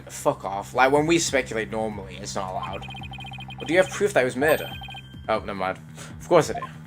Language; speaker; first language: English; native; English